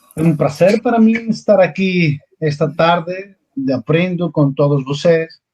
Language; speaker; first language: Portuguese; non-native, learner; Spanish